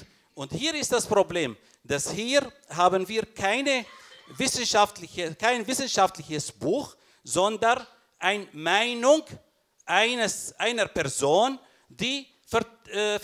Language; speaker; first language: German; non-native, fluent; Arabic